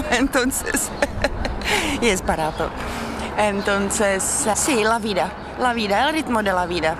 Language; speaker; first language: Spanish; non-native, fluent; Czech